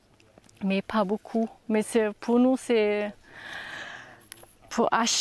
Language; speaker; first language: French; non-native, learner; German